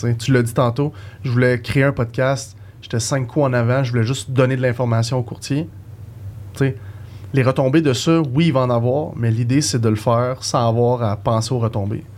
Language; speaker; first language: French; native; French